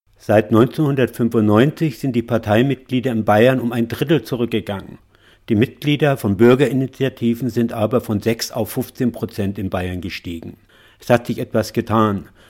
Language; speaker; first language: German; native; German